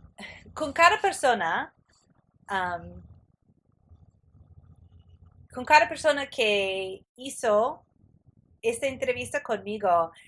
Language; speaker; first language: Spanish; non-native, fluent; English